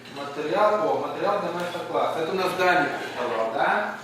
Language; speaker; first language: Russian; non-native, local second language; Ukrainian